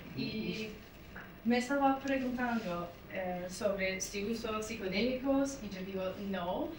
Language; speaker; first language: Spanish; non-native, learner; English